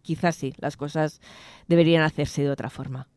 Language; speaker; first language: Spanish; non-native, local second language; Catalan